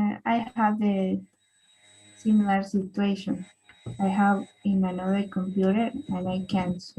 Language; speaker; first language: English; non-native, learner; Spanish